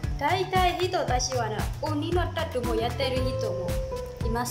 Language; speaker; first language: Japanese; non-native, learner; Burmese